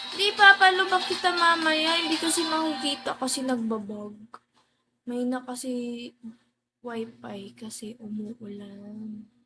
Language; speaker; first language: Filipino; non-native, local second language; Cebuano